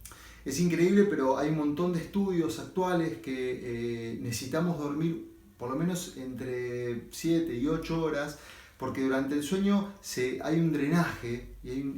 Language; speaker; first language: Spanish; native; Spanish